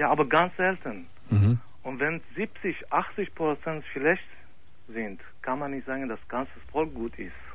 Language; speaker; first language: German; non-native, fluent; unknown